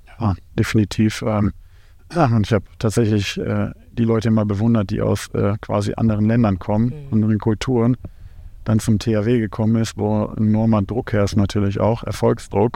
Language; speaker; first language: German; native; German